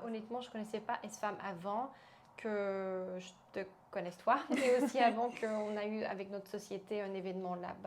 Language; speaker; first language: French; non-native, fluent; Bulgarian